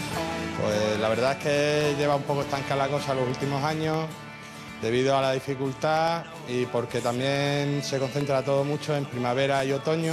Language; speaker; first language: Spanish; native; Spanish